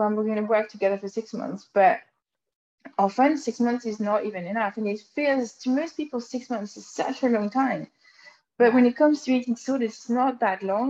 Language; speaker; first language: English; non-native, fluent; French